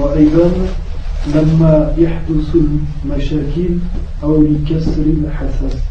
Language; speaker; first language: Arabic; non-native, learner; French